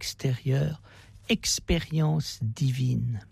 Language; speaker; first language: French; native; French